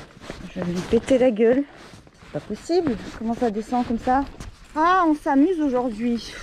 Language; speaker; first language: French; native; French